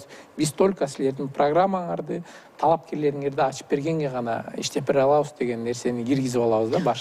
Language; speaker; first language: Kyrgyz; native; Kyrgyz